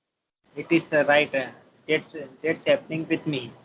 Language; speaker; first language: English; non-native, learner; Hindi